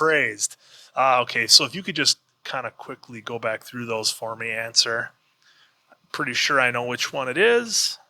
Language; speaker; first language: English; native; English